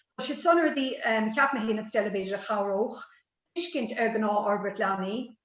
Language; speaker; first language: Irish; native; Irish